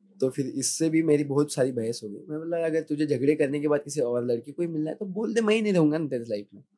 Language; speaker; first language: Hindi; non-native, local second language; Marathi